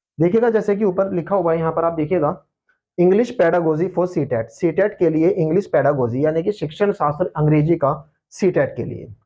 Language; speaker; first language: Hindi; native; Hindi